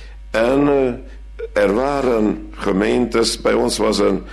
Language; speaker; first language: Dutch; non-native, fluent; Hungarian